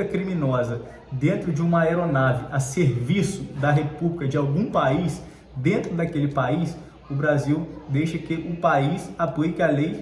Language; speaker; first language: Portuguese; native; Portuguese